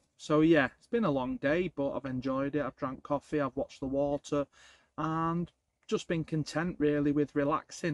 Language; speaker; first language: English; native; English